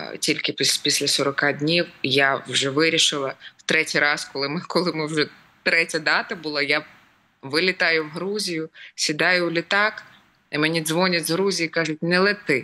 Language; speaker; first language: Ukrainian; native; Ukrainian